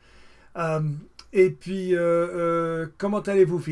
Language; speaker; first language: French; non-native, fluent; English